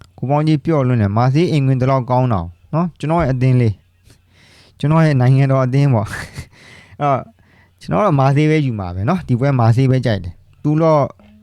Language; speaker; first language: Burmese; native; Burmese